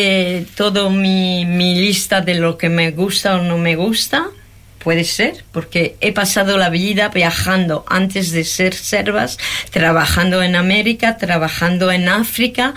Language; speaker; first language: Spanish; non-native, fluent; French